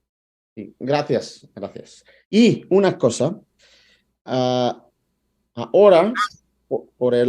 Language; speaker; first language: Spanish; non-native, fluent; Italian